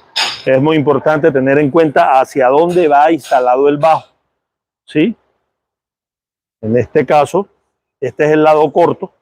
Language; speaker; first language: Spanish; native; Spanish